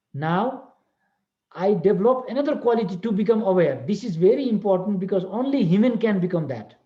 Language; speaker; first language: English; non-native, local second language; Nepali